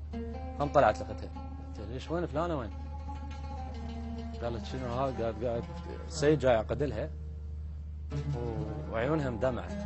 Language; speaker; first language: Arabic; native; Arabic